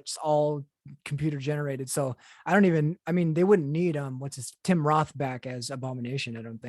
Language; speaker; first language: English; native; English